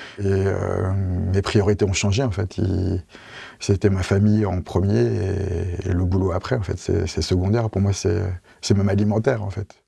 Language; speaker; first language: French; native; French